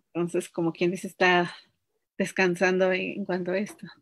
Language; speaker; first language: Spanish; non-native, local second language; Nahuatl languages